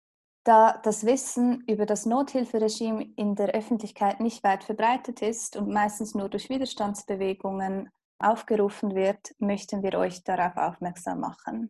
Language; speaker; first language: German; native; German